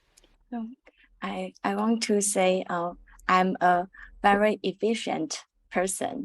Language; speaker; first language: English; non-native, learner; Chinese